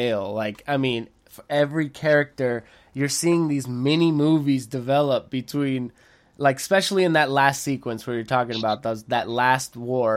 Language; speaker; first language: English; early bilingual, other home language; Spanish